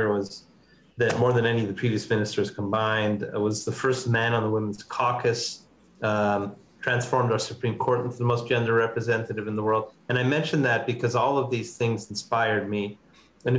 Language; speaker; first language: English; native; English